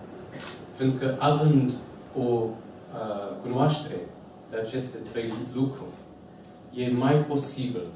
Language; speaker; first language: Romanian; non-native, fluent; English